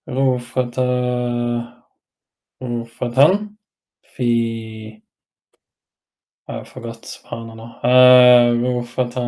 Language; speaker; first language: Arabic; non-native, learner; Norwegian